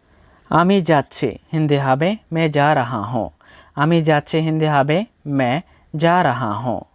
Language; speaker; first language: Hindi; non-native, fluent; Bangla